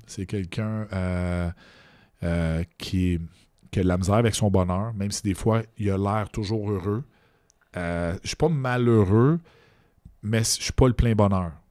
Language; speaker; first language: French; native; French